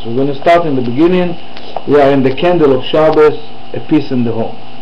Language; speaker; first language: English; non-native, fluent; Hebrew